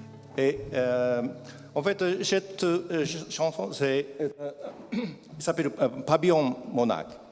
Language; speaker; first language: French; non-native, learner; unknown